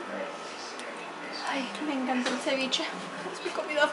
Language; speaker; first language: Spanish; early bilingual, heritage; Spanish